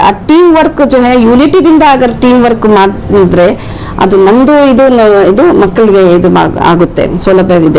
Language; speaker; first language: Kannada; non-native, local second language; Urdu